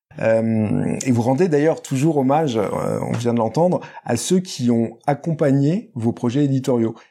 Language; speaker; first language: French; native; French